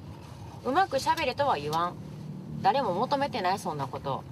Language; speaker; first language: Japanese; native; Japanese